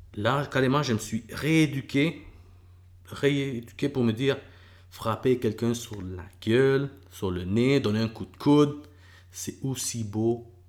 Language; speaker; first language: French; early bilingual, other home language; Spanish